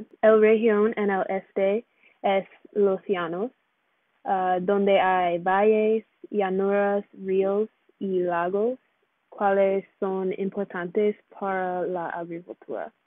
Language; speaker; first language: Spanish; non-native, learner; English